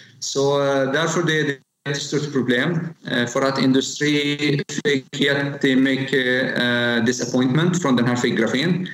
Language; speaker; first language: Swedish; non-native, learner; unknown